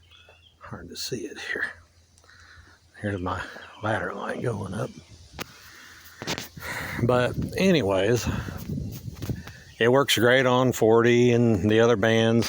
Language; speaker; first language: English; native; English